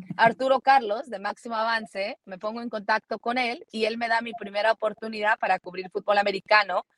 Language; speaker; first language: Spanish; early bilingual, heritage; Spanish